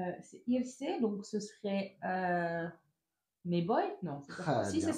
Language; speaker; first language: French; native; French